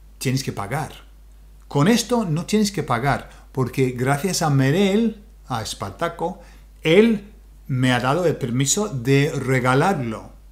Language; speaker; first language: Spanish; non-native, fluent; English